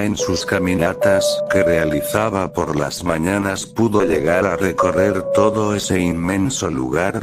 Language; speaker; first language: Spanish; native; Spanish